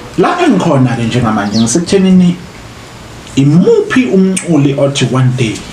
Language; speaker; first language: Zulu; native; Zulu